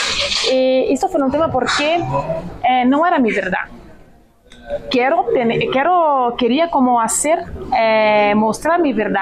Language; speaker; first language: Spanish; non-native, fluent; Portuguese